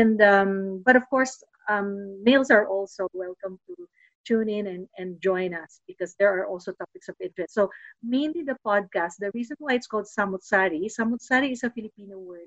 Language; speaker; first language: English; non-native, local second language; Filipino